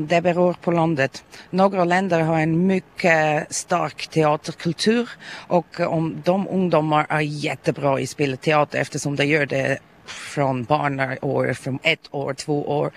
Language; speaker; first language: Swedish; non-native, learner; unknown